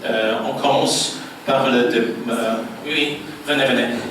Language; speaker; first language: French; non-native, fluent; Polish